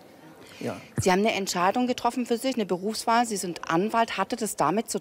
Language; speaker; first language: German; native; German